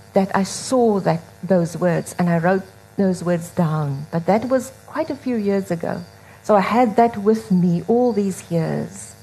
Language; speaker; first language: English; non-native, local second language; Afrikaans